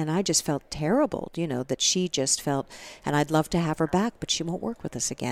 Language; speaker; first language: English; native; English